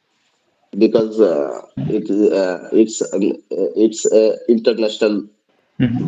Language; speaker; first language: English; non-native, learner; Bangla